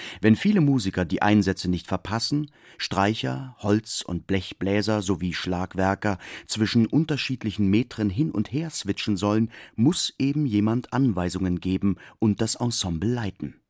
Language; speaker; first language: German; native; German